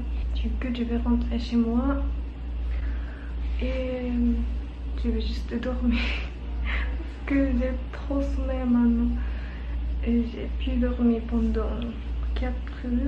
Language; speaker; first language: French; non-native, learner; Japanese